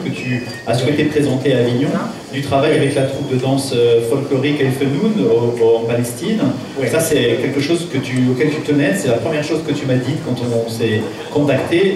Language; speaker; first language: French; native; French